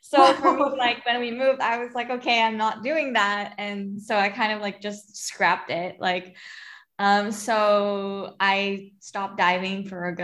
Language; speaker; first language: English; non-native, local second language; Filipino